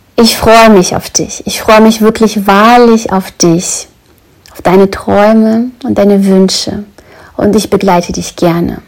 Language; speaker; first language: German; native; German